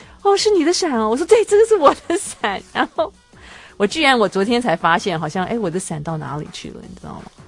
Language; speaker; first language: Chinese; native; Chinese